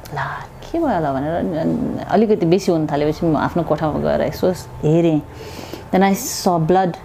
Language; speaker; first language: Nepali; non-native, local second language; Tibetan